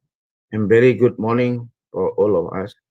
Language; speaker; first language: English; non-native, fluent; Indonesian